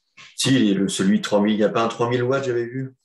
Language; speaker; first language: French; native; French